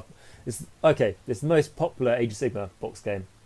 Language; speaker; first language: English; native; English